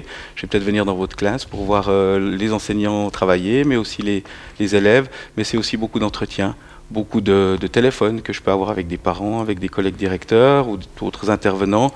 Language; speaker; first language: French; native; French